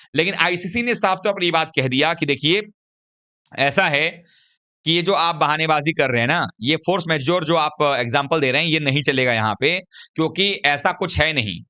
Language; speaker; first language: Hindi; native; Hindi